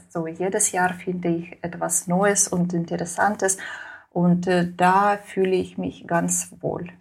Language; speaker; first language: German; non-native, fluent; Russian